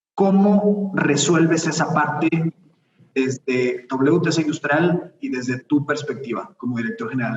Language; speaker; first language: Spanish; native; Spanish